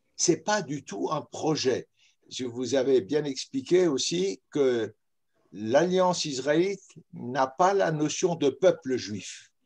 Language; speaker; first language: French; native; French